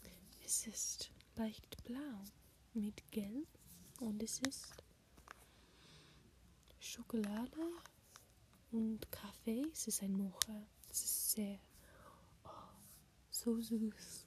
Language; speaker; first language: German; non-native, learner; English